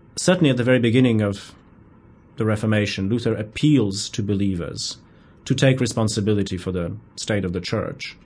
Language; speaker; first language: English; non-native, fluent; Polish